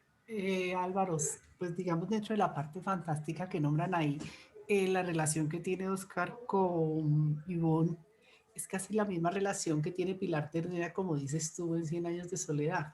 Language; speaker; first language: Spanish; native; Spanish